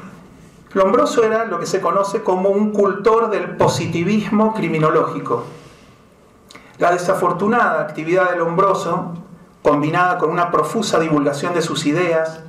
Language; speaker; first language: Spanish; native; Spanish